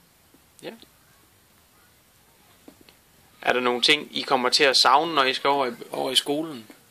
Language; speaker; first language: Danish; native; Danish